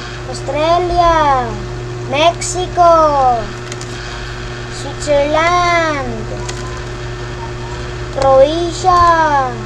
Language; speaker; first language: English; non-native, fluent; Filipino